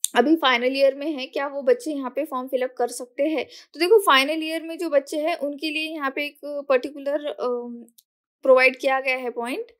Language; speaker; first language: Hindi; non-native, local second language; Marathi